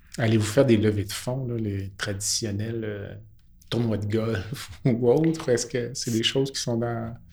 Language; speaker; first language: French; native; French